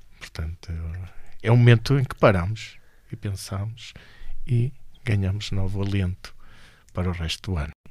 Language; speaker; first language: Portuguese; native; Portuguese